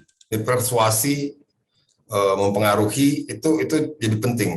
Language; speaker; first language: Indonesian; native; Indonesian